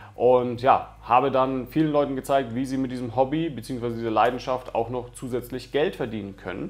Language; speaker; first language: German; native; German